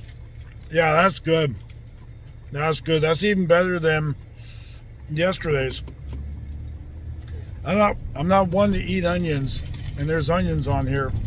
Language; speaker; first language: English; native; English